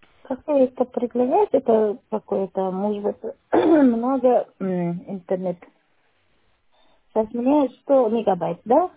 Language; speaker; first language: Russian; non-native, learner; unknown